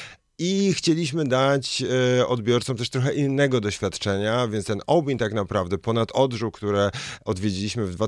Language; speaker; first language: Polish; native; Polish